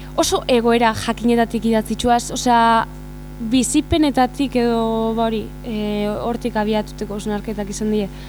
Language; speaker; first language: Basque; native; Basque